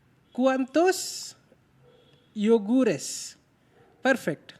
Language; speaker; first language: Spanish; non-native, learner; Hindi